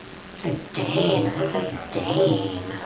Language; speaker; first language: English; native; English